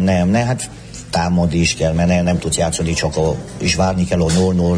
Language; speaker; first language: Hungarian; non-native, learner; Romanian